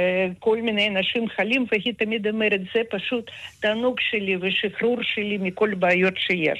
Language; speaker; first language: Hebrew; non-native, fluent; Russian